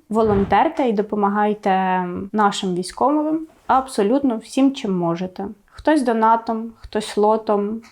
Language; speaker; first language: Ukrainian; native; Ukrainian